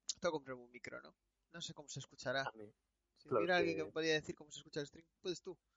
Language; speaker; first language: Spanish; native; Spanish